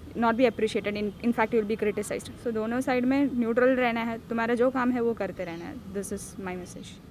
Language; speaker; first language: Hindi; non-native, local second language; Telugu